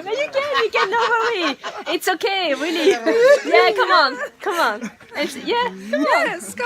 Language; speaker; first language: English; non-native, learner; French